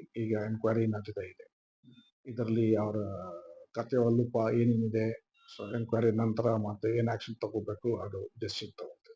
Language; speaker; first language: Kannada; non-native, fluent; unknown